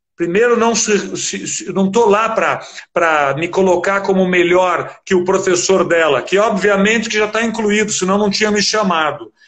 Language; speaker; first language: Portuguese; native; Portuguese